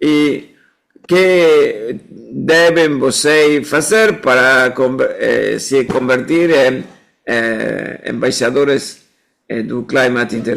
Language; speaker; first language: Portuguese; non-native, fluent; Spanish